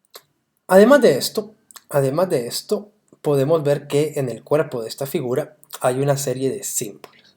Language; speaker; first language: Spanish; native; Spanish